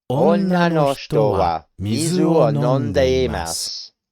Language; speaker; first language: Japanese; non-native, learner; English